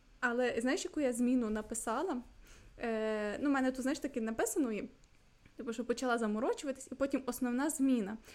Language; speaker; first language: Ukrainian; non-native, local second language; Russian